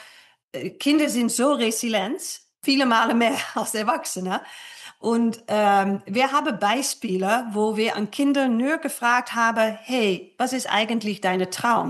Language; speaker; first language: German; non-native, fluent; Dutch